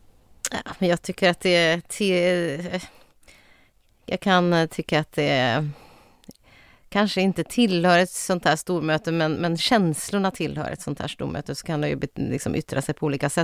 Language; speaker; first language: Swedish; native; Swedish